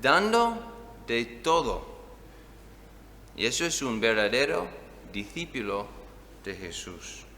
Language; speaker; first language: Spanish; non-native, fluent; English